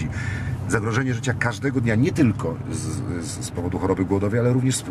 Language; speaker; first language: Polish; native; Polish